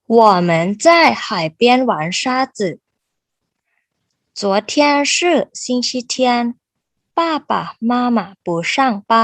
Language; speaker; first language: Chinese; non-native, fluent; Thai